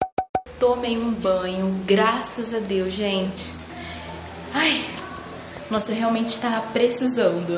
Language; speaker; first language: Portuguese; native; Portuguese